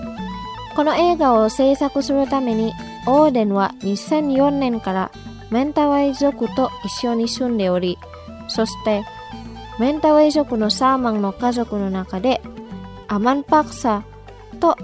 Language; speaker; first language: Japanese; non-native, fluent; Indonesian